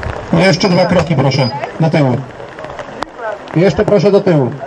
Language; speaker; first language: Polish; native; Polish